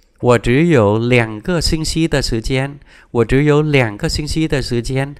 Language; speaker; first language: Chinese; non-native, fluent; Vietnamese